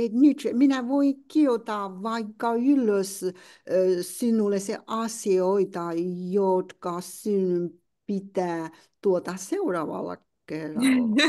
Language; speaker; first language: Finnish; non-native, learner; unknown